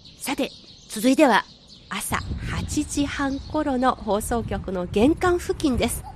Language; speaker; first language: Japanese; non-native, fluent; Chinese